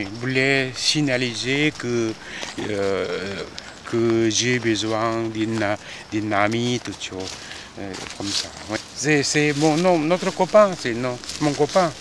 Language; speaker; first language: French; non-native, fluent; Korean